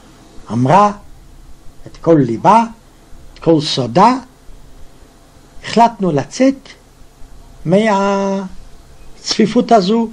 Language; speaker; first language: Hebrew; non-native, fluent; Yiddish